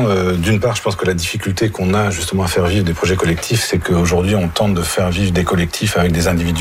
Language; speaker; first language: French; native; French